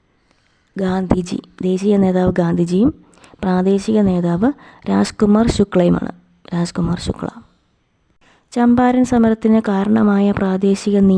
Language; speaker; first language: Malayalam; native; Malayalam